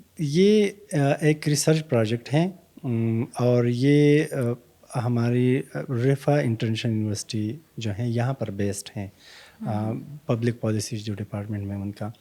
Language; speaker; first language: Urdu; non-native, local second language; Pashto